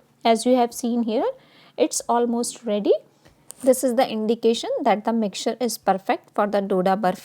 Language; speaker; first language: English; non-native, local second language; Hindi